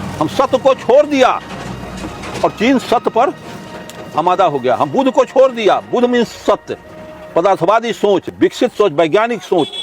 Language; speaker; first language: Hindi; native; Hindi